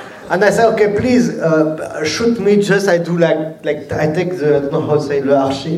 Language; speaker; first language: English; non-native, learner; French